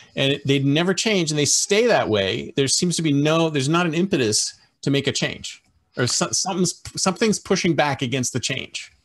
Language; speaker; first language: English; native; English